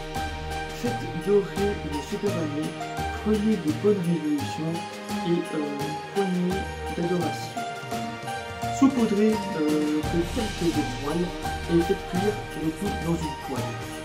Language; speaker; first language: French; native; French